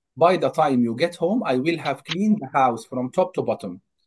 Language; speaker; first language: English; non-native, fluent; Arabic